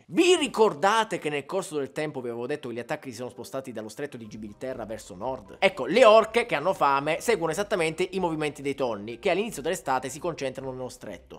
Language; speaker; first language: Italian; native; Italian